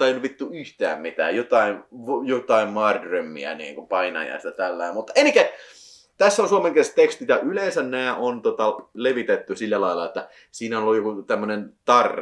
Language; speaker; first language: Finnish; native; Finnish